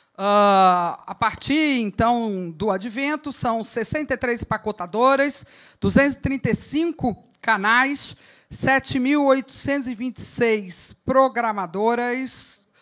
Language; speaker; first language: Portuguese; native; Portuguese